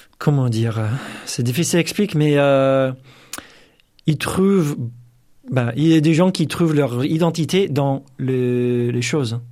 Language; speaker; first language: French; non-native, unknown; English